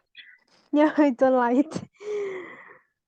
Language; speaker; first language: English; non-native, learner; Vietnamese